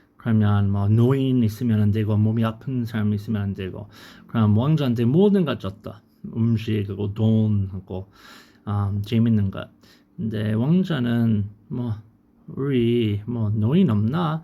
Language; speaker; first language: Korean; non-native, learner; English